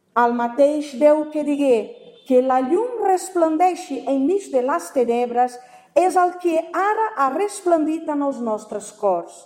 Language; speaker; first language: Catalan; non-native, fluent; Portuguese